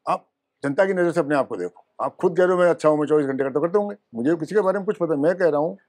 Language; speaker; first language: Hindi; native; Hindi